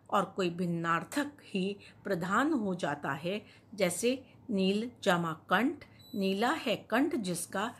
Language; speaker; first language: Hindi; native; Hindi